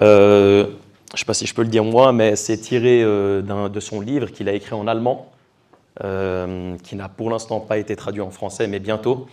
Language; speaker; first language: French; native; French